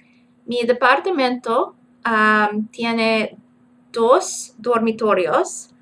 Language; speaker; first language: Spanish; non-native, learner; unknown